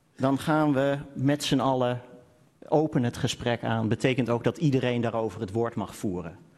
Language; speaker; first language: Dutch; native; Dutch